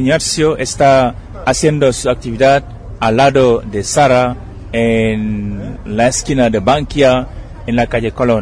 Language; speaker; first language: Spanish; non-native, fluent; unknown